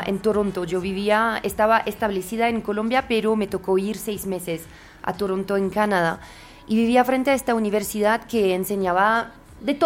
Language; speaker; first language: Spanish; non-native, fluent; French